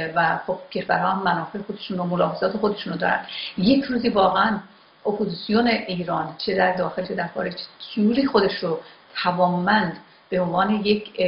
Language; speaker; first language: Persian; non-native, local second language; Azerbaijani